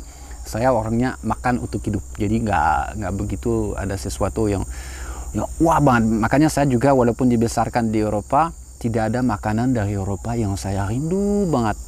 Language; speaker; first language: Indonesian; non-native, fluent; French